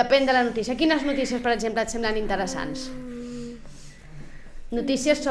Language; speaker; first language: Catalan; native; Catalan